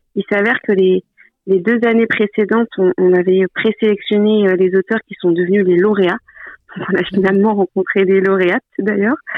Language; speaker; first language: French; native; French